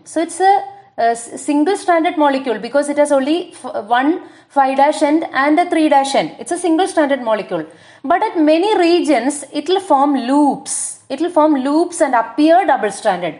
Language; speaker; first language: English; non-native, local second language; Malayalam